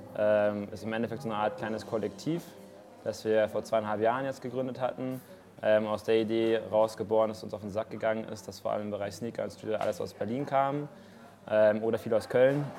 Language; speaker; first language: German; native; German